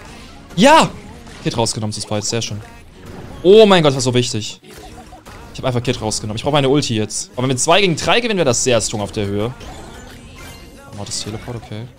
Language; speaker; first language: German; native; German